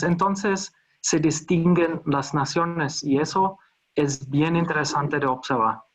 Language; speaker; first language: Spanish; non-native, fluent; German